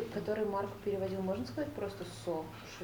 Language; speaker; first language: Russian; native; Russian